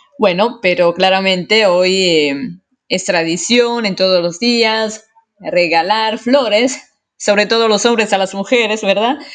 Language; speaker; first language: Spanish; non-native, fluent; Italian